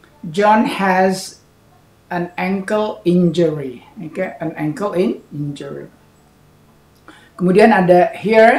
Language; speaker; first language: English; non-native, fluent; Indonesian